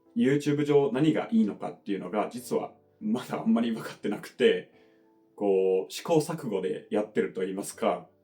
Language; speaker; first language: Japanese; non-native, fluent; English